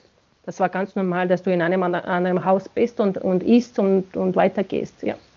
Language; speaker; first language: German; non-native, fluent; Bosnian